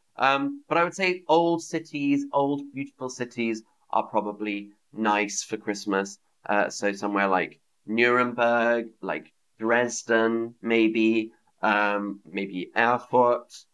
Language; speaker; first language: English; native; English